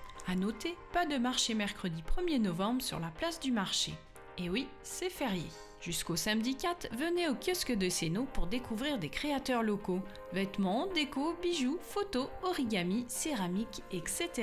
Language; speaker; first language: French; native; French